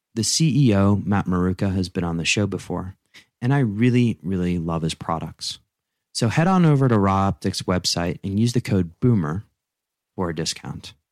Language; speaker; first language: English; native; English